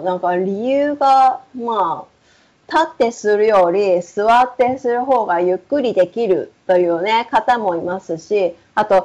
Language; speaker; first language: Japanese; native; Japanese